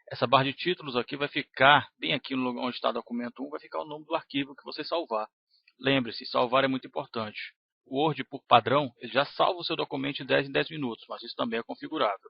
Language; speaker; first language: Portuguese; native; Portuguese